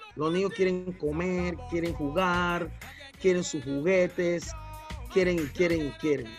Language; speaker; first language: Spanish; non-native, local second language; English